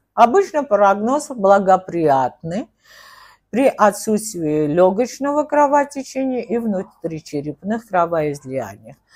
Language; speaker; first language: Russian; non-native, local second language; Armenian